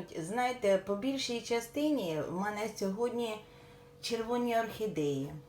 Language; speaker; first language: Ukrainian; native; Ukrainian